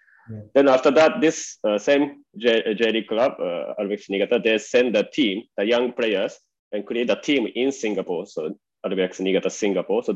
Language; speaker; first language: English; non-native, fluent; Japanese